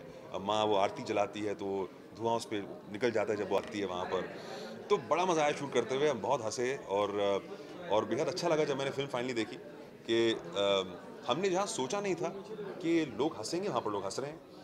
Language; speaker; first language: Hindi; native; Hindi